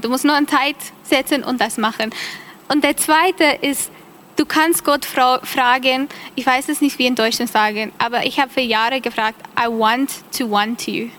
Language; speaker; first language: German; non-native, learner; English